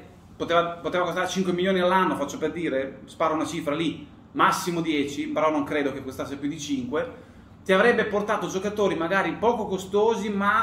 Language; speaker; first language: Italian; native; Italian